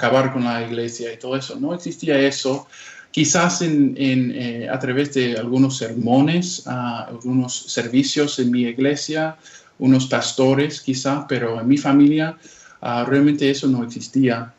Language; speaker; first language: Spanish; non-native, fluent; English